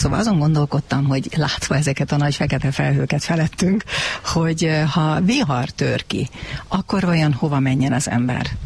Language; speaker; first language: Hungarian; native; Hungarian